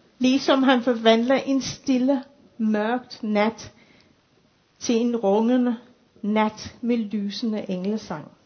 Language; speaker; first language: Danish; non-native, fluent; English